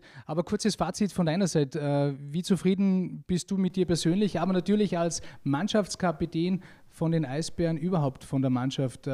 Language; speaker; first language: German; native; German